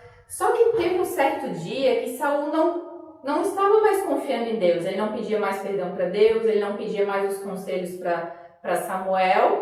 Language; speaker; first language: Portuguese; native; Portuguese